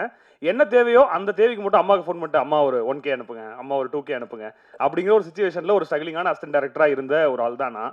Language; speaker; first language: Tamil; native; Tamil